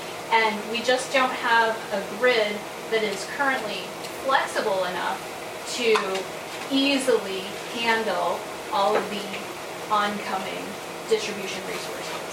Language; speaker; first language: English; native; English